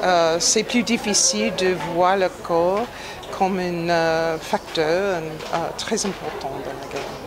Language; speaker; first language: French; non-native, fluent; English